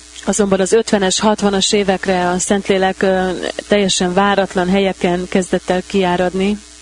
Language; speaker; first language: Hungarian; native; Hungarian